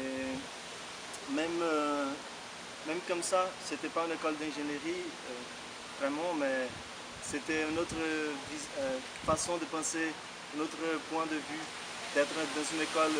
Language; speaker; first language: French; non-native, fluent; Portuguese